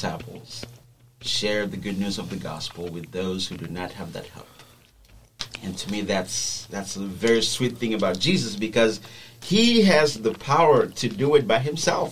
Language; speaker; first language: English; non-native, fluent; Haitian Creole